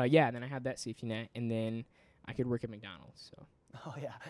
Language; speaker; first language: English; native; English